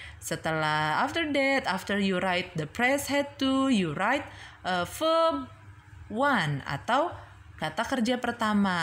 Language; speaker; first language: English; non-native, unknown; Indonesian